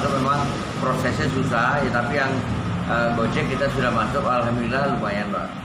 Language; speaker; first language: Indonesian; non-native, local second language; Minangkabau